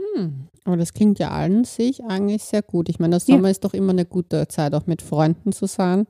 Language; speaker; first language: German; native; German